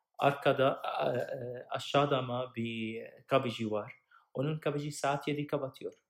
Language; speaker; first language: Turkish; non-native, learner; Arabic